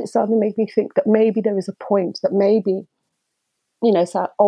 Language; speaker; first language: English; early bilingual, other home language; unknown